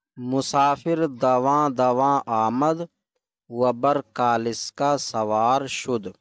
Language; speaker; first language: Persian; non-native, fluent; Urdu